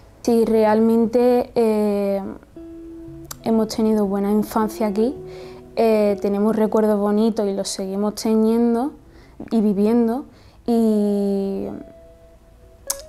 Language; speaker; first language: Spanish; early bilingual, other home language; Arabic